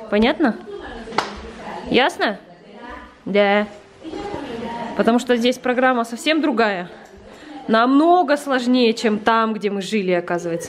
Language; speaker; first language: Russian; native; Russian